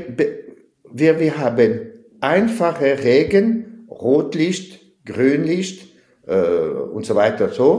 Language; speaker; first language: German; non-native, fluent; French